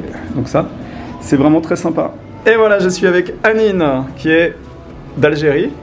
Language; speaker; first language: French; native; French